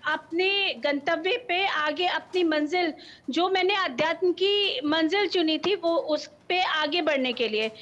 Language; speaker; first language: Hindi; native; Hindi